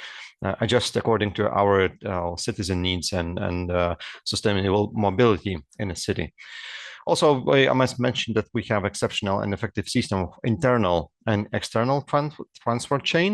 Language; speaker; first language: English; non-native, fluent; Lithuanian